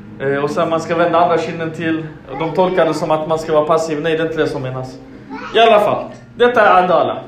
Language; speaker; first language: Swedish; non-native, fluent; Arabic